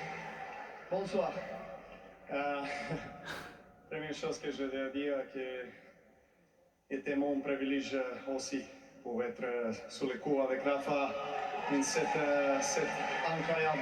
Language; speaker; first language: French; non-native, fluent; Serbian